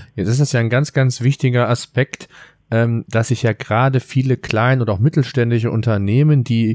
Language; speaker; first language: German; native; German